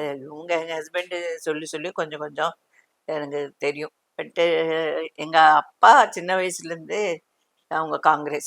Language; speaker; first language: Tamil; non-native, local second language; Telugu